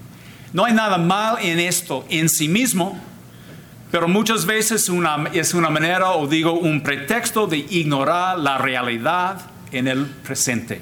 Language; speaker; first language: Spanish; non-native, fluent; English